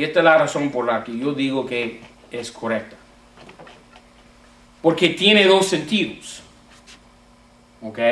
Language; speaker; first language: Spanish; non-native, fluent; English